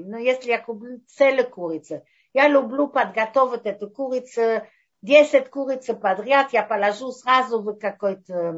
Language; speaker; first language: Russian; non-native, fluent; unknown